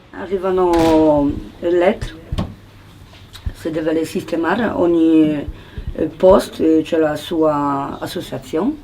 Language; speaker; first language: Italian; non-native, learner; Polish